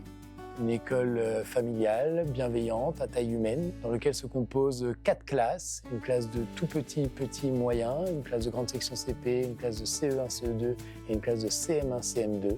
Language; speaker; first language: French; native; French